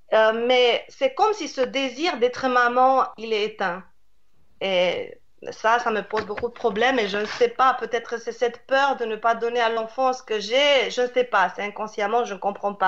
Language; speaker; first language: French; non-native, fluent; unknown